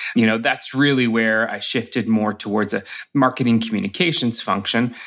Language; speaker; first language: English; native; English